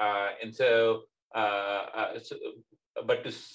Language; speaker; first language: English; non-native, local second language; Urdu